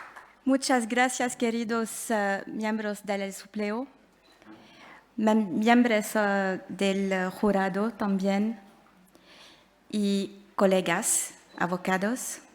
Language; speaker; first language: Spanish; non-native, learner; French